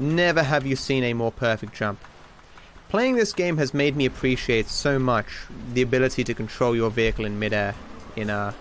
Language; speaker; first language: English; native; English